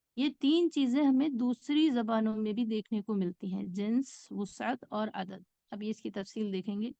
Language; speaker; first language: Urdu; native; Urdu